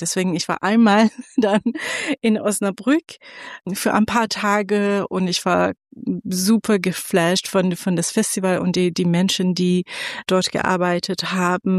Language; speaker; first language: German; non-native, fluent; Persian